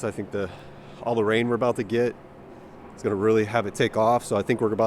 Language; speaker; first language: English; native; English